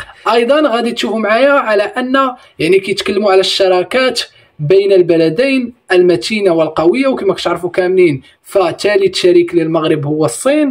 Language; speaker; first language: Arabic; native; Arabic